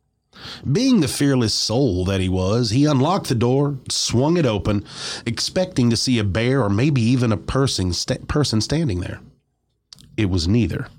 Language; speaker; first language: English; native; English